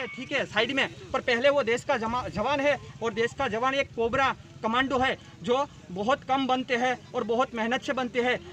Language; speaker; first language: Hindi; non-native, local second language; Gujarati